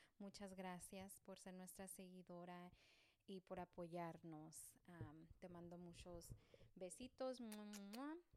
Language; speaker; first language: Spanish; early bilingual, heritage; Spanish